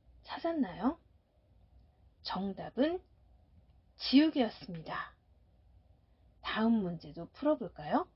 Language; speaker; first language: Korean; native; Korean